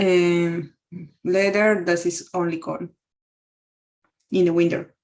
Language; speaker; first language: English; non-native, learner; Spanish